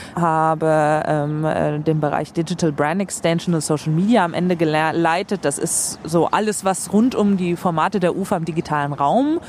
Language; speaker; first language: German; non-native, fluent; Swedish